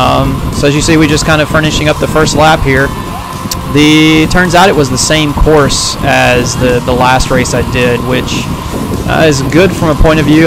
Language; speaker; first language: English; native; English